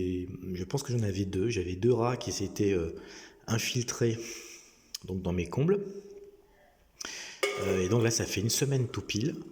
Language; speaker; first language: French; native; French